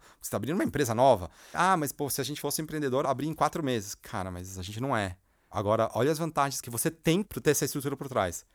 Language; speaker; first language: Portuguese; native; Portuguese